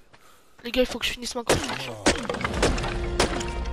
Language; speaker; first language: French; native; French